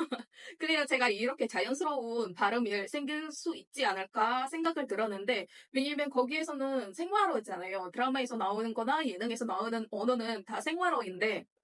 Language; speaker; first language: Korean; non-native, fluent; Indonesian